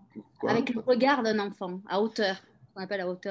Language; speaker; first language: French; native; French